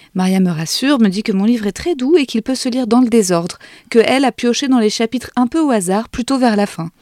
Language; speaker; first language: French; native; French